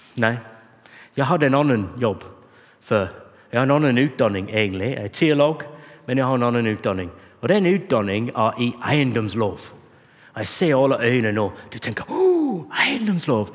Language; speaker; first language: Norwegian; non-native, fluent; English